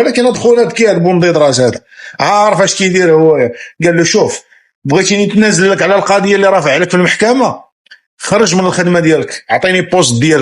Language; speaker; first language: Arabic; native; Arabic